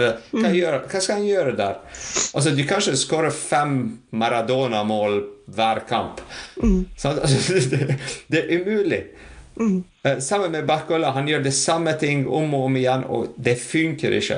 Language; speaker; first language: Norwegian; non-native, fluent; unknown